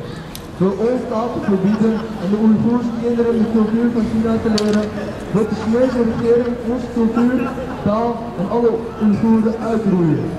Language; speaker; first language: Dutch; early bilingual, other home language; Uyghur